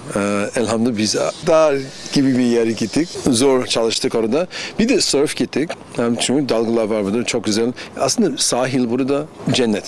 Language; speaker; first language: Turkish; non-native, learner; English